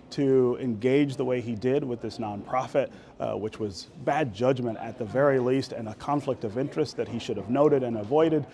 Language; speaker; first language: English; native; English